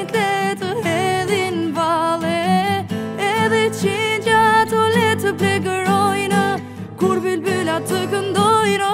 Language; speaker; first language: Turkish; non-native, fluent; Albanian